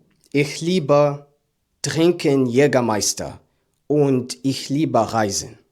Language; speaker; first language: German; non-native, learner; English